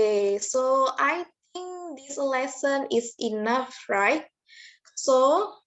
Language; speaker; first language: English; non-native, learner; Indonesian